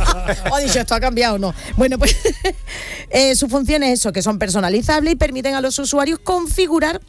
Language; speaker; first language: Spanish; native; Spanish